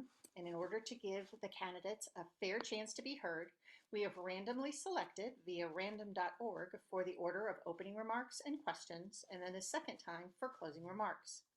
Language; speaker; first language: English; native; English